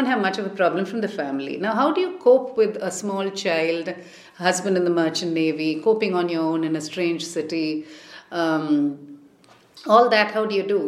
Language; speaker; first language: English; non-native, local second language; Tamil